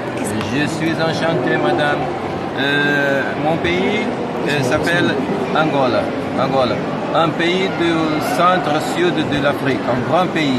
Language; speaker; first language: French; non-native, fluent; Portuguese